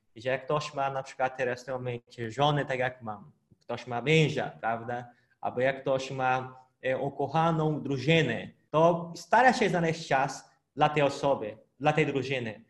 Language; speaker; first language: Polish; non-native, fluent; Portuguese